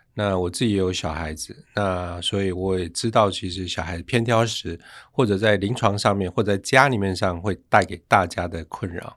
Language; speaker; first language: Chinese; native; Chinese